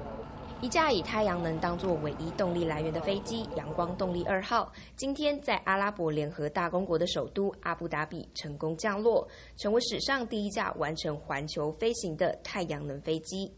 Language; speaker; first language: Chinese; native; Chinese